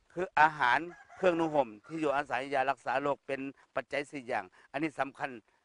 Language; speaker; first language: Thai; native; Thai